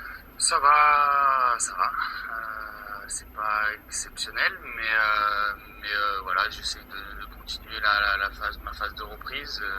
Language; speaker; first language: French; native; French